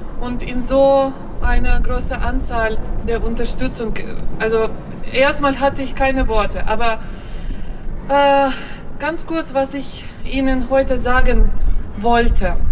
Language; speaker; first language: German; non-native, fluent; Ukrainian